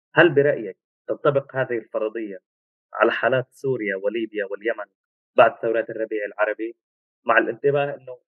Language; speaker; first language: Arabic; native; Arabic